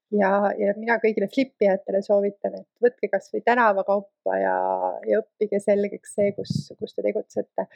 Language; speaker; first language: Estonian; native; Estonian